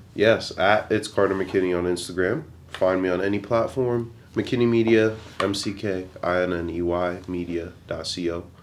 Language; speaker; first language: English; native; English